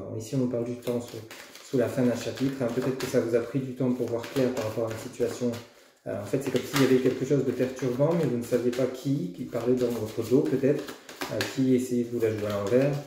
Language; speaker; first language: French; native; French